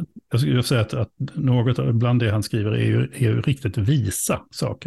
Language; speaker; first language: Swedish; native; Swedish